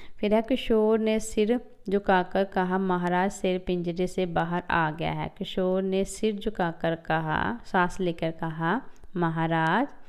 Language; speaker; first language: Hindi; non-native, local second language; Punjabi